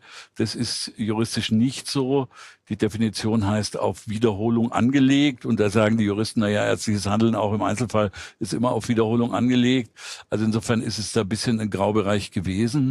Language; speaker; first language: German; native; German